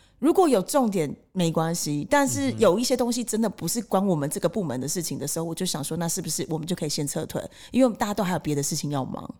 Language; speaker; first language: Chinese; native; Chinese